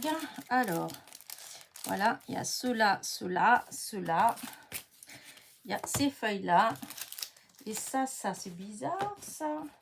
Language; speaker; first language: French; native; French